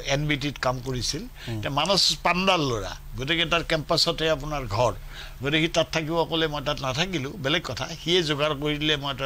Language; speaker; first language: Assamese; native; Assamese